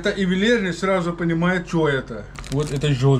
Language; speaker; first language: Russian; non-native, learner; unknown